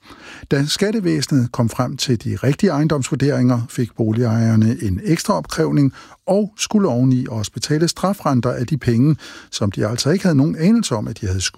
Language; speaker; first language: Danish; native; Danish